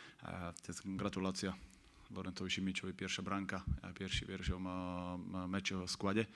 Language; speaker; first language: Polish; non-native, learner; Slovak